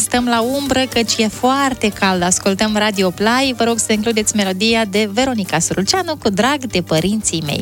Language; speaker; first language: Romanian; native; Romanian